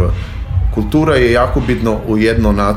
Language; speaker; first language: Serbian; non-native, learner; Albanian